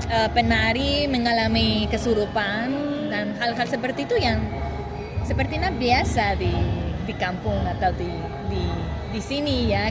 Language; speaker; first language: Indonesian; non-native, learner; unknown